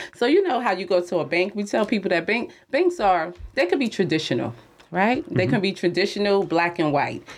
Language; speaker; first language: English; native; English